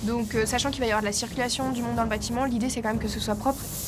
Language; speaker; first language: French; native; French